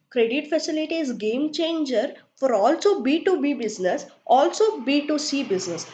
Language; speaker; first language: English; non-native, local second language; Kannada